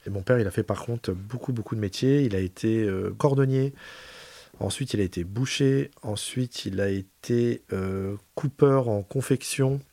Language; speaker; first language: French; native; French